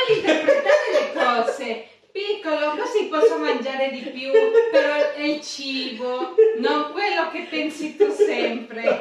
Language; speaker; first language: Italian; non-native, fluent; Spanish